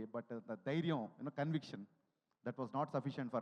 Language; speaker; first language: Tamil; non-native, learner; Telugu